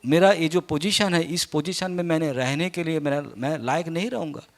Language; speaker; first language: Hindi; non-native, local second language; Bangla